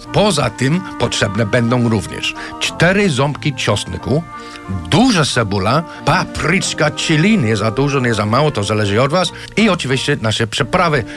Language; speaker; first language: Polish; non-native, fluent; English